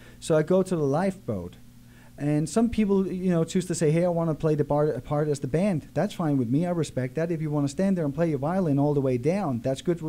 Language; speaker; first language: English; non-native, fluent; Danish